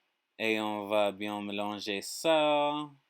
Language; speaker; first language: French; non-native, learner; English